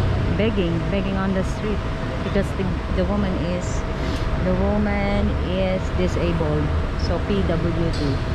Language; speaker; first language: English; non-native, local second language; Filipino